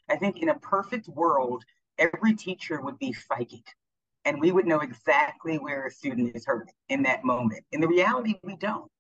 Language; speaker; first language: English; native; English